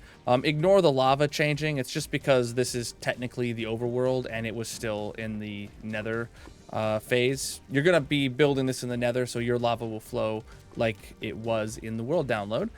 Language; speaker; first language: English; native; English